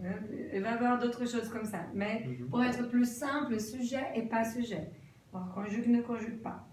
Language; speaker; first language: French; non-native, fluent; Portuguese